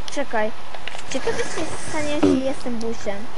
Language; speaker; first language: Polish; early bilingual, heritage; Polish